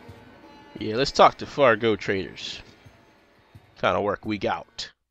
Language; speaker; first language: English; native; English